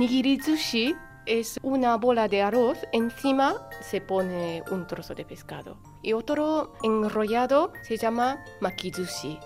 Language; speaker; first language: Spanish; non-native, fluent; Japanese